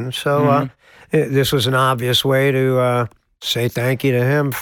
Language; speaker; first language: English; native; English